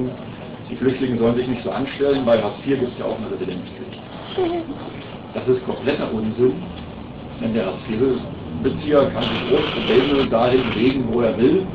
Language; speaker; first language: German; native; German